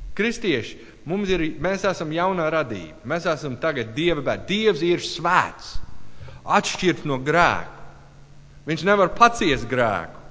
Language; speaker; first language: Latvian; non-native, learner; English